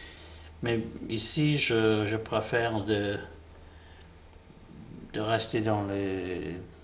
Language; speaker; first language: French; non-native, fluent; English